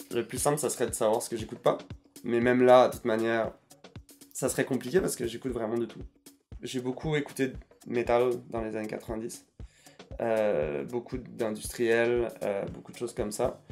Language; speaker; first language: French; native; French